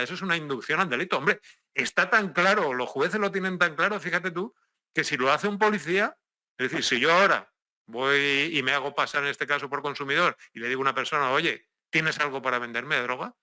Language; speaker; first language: Spanish; native; Spanish